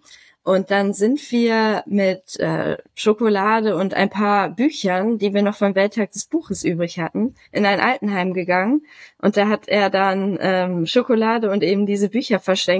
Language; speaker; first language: German; native; German